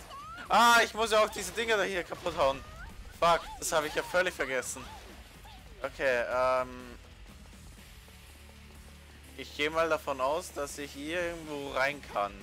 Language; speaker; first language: German; native; German